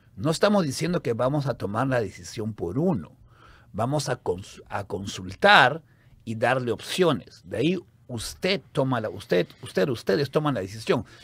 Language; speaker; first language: Spanish; native; Spanish